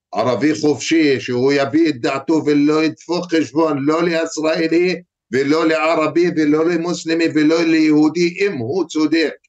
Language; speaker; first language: Hebrew; non-native, fluent; Arabic